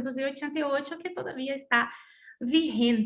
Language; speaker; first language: Spanish; non-native, learner; Portuguese